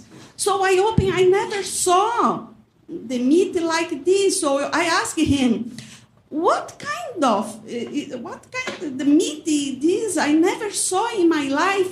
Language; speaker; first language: English; non-native, learner; Portuguese